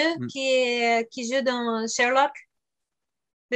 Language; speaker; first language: French; non-native, fluent; Bulgarian